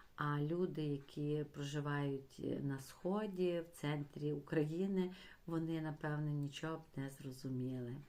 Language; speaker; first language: Ukrainian; native; Ukrainian